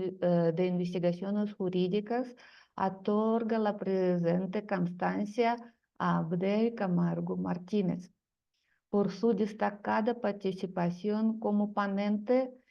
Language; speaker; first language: Spanish; non-native, fluent; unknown